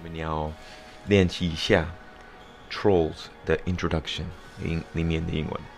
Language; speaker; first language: Chinese; non-native, fluent; English